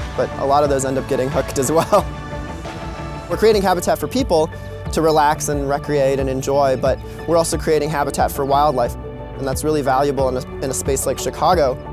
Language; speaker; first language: English; native; English